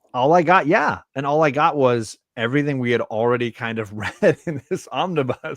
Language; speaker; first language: English; native; English